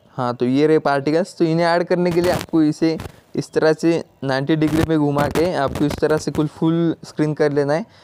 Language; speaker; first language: Hindi; non-native, local second language; Marathi